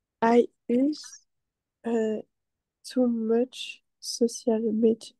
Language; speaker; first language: English; non-native, learner; French